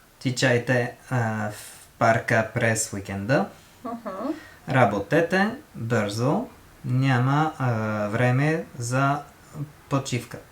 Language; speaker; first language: Bulgarian; non-native, learner; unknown